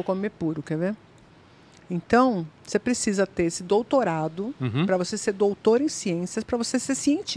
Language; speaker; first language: Portuguese; native; Portuguese